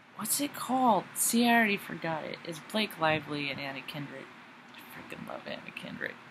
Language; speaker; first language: English; native; English